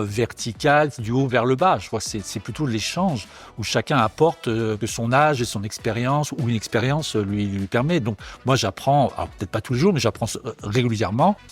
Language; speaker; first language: French; native; French